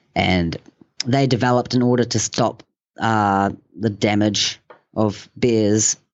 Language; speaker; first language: English; native; English